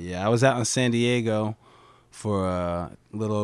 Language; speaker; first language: English; native; English